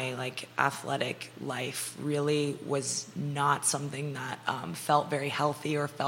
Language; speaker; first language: English; native; English